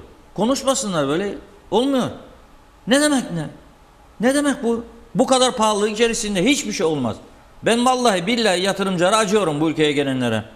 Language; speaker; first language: Turkish; native; Turkish